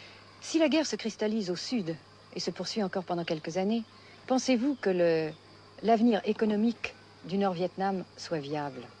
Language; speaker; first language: French; native; French